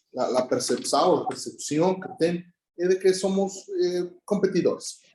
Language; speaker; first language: Portuguese; non-native, learner; Spanish